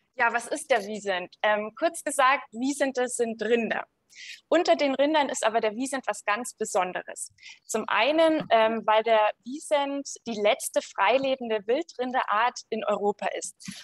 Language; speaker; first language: German; native; German